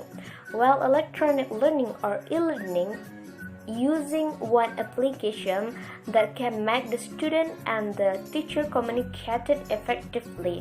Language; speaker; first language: English; non-native, learner; Indonesian